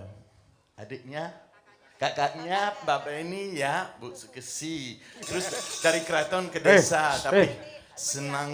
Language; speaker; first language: Indonesian; non-native, fluent; French